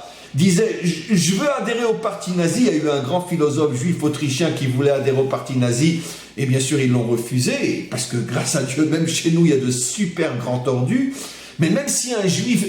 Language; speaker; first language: French; native; French